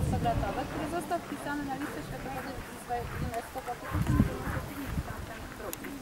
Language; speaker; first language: Polish; native; Polish